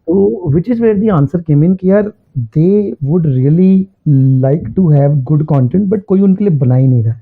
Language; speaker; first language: Hindi; native; Hindi